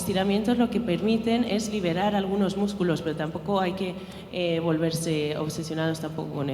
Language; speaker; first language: Spanish; native; Spanish